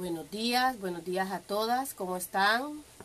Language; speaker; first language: Spanish; native; Spanish